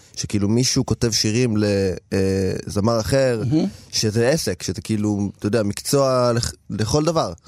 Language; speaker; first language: Hebrew; native; Hebrew